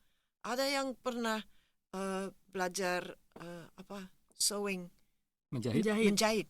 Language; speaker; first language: Indonesian; non-native, fluent; Dutch